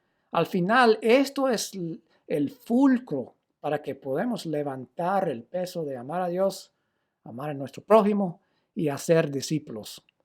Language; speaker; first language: Spanish; non-native, fluent; English